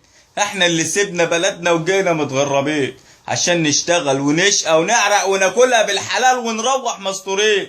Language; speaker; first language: Arabic; native; Arabic